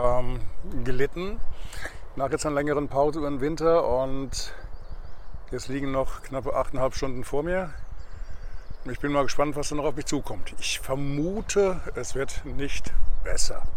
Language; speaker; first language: German; native; German